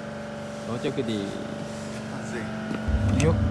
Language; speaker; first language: Japanese; native; Japanese